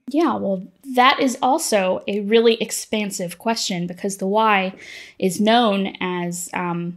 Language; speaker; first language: English; native; English